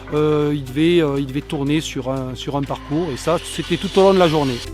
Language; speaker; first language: French; native; French